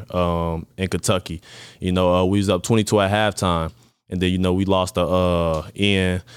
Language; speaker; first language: English; native; English